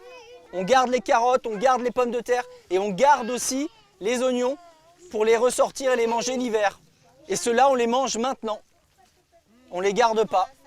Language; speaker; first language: French; native; French